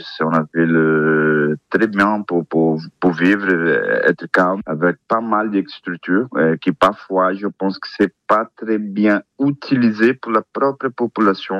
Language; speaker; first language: French; non-native, fluent; Portuguese